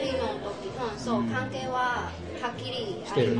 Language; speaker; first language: Japanese; non-native, learner; Chinese